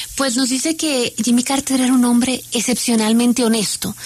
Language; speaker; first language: Spanish; native; Spanish